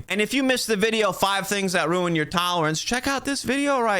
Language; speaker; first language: English; native; English